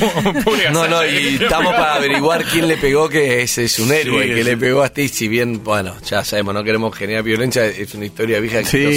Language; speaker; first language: Spanish; native; Spanish